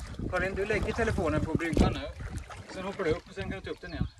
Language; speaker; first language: Swedish; native; Swedish